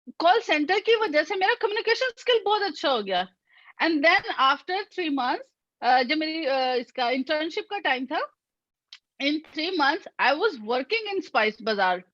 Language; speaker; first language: Urdu; native; Urdu